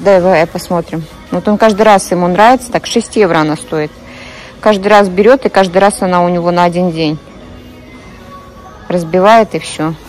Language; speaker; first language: Russian; native; Russian